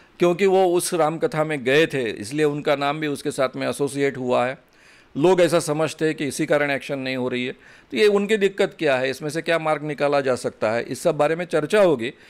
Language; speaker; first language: Hindi; non-native, local second language; Marathi